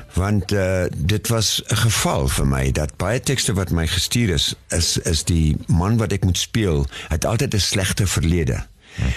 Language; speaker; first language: Afrikaans; non-native, local second language; English